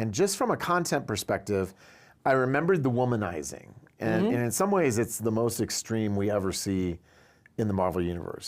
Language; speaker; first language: English; native; English